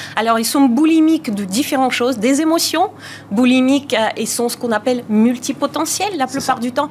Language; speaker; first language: French; non-native, fluent; Bulgarian